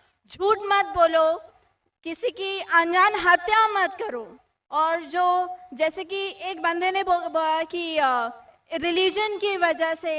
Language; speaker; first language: Hindi; native; Hindi